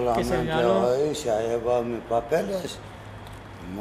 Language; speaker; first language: Spanish; non-native, learner; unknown